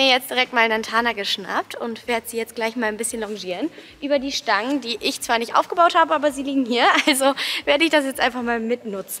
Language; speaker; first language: German; native; German